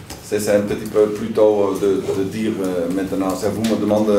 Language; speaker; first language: French; non-native, learner; Dutch